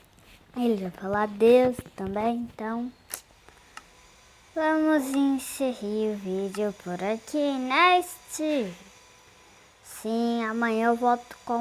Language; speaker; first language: Portuguese; native; Portuguese